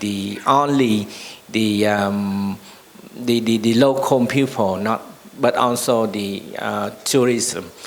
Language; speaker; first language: English; non-native, learner; Vietnamese